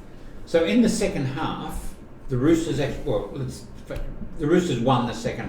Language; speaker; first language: English; native; English